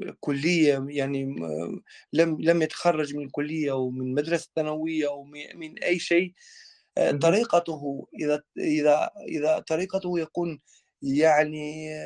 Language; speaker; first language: Arabic; non-native, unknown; Albanian